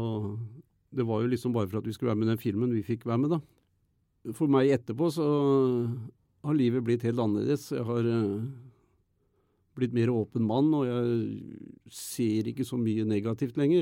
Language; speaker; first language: Norwegian; native; Norwegian